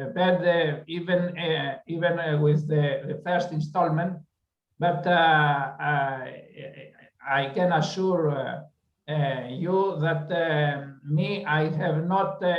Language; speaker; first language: English; non-native, learner; Greek